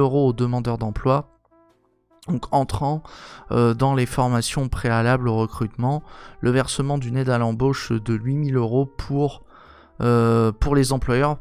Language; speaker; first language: French; native; French